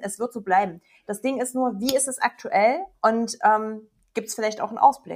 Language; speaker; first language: German; native; German